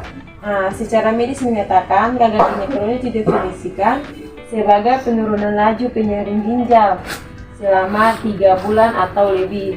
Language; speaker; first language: Indonesian; non-native, local second language; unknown